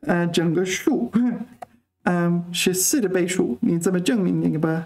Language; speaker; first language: Chinese; non-native, fluent; English